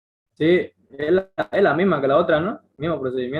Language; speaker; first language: Spanish; native; Spanish